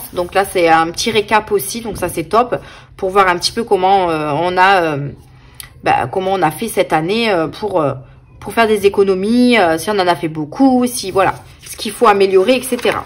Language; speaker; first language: French; native; French